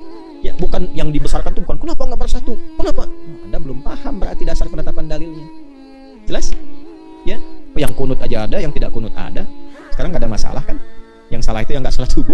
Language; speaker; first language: Indonesian; native; Indonesian